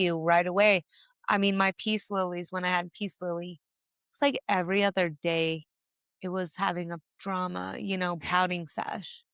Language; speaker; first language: English; native; English